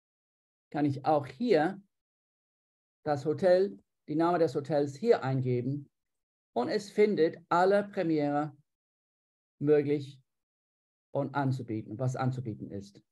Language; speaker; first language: German; non-native, fluent; English